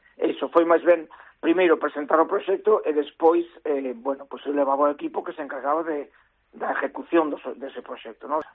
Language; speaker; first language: Galician; native; Galician